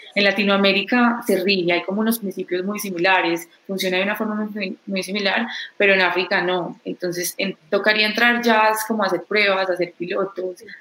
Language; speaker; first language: Spanish; native; Spanish